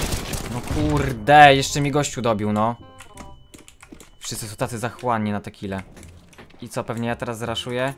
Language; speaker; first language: Polish; native; Polish